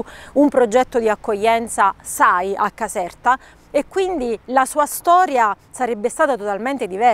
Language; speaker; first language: Italian; native; Italian